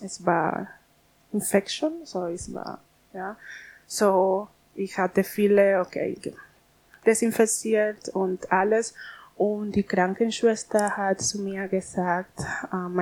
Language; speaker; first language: German; non-native, learner; Spanish